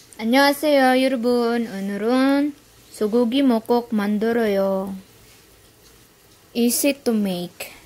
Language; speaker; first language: Korean; non-native, learner; Filipino